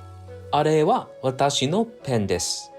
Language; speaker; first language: Japanese; non-native, learner; English